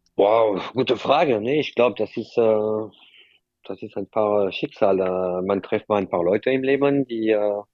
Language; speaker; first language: German; non-native, fluent; French